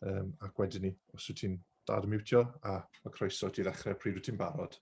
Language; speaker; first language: Welsh; native; Welsh